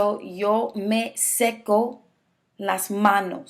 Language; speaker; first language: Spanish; non-native, learner; English